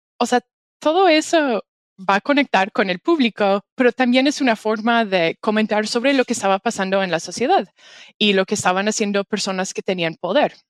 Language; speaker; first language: Spanish; non-native, fluent; English